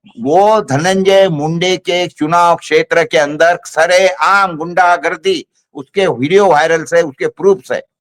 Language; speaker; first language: Hindi; non-native, local second language; Marathi